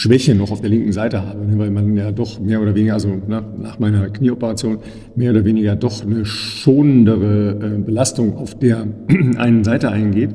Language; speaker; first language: German; native; German